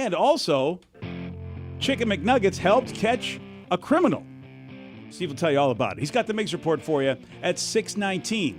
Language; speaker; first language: English; native; English